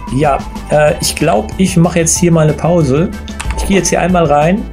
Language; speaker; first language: German; native; German